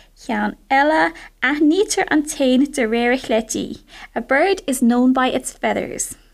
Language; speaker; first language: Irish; non-native, local second language; English